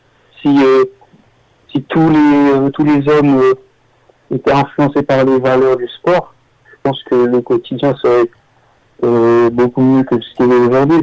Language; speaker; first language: French; early bilingual, other home language; Armenian